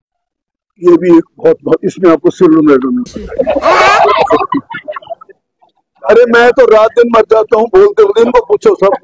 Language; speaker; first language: Hindi; native; Hindi